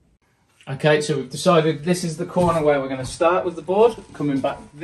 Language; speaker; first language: English; native; English